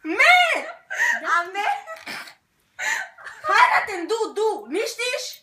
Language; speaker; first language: German; early bilingual, other home language; Romany